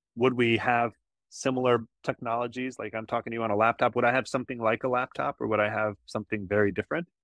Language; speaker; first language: English; native; English